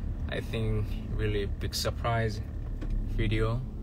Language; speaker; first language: English; non-native, learner; Korean